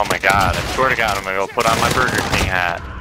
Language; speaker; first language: English; native; English